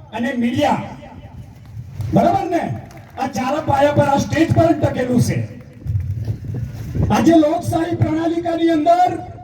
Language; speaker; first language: Gujarati; non-native, local second language; Rathawi